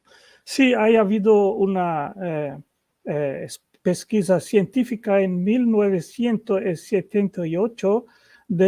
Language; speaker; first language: Spanish; non-native, fluent; Portuguese